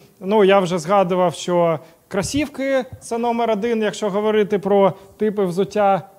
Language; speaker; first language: Ukrainian; non-native, local second language; Russian